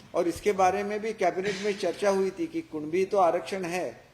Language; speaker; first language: Hindi; non-native, local second language; Marathi